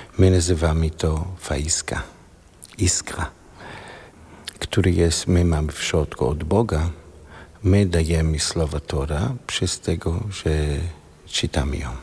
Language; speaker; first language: Polish; non-native, learner; Hebrew